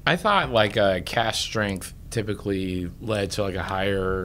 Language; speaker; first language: English; native; English